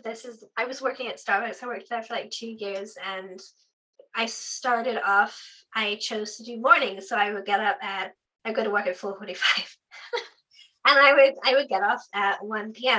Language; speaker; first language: English; native; English